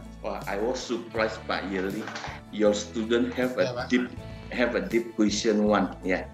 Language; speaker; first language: English; non-native, learner; Indonesian